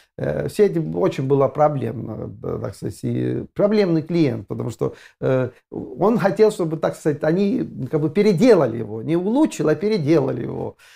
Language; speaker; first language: Russian; non-native, fluent; Estonian